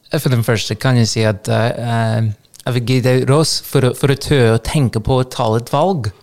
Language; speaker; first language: Norwegian; non-native, fluent; English